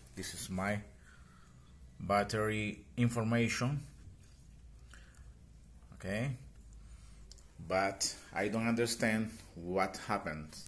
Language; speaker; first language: English; non-native, learner; Spanish